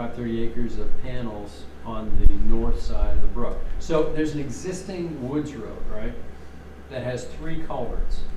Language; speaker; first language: English; native; English